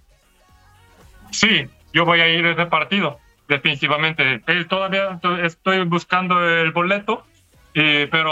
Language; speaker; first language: Spanish; non-native, fluent; Korean